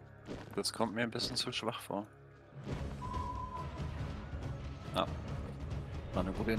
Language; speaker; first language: German; native; German